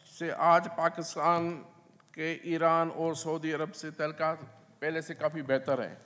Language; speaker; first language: Urdu; non-native, local second language; Sindhi